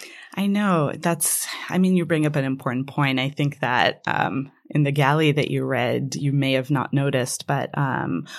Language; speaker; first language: English; non-native, fluent; Hebrew